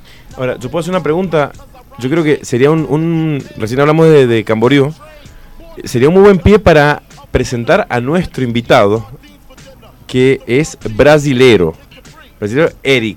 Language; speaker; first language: Spanish; native; Spanish